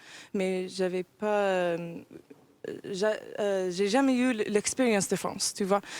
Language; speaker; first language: French; early bilingual, heritage; English